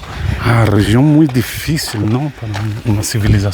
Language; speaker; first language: Spanish; non-native, learner; Portuguese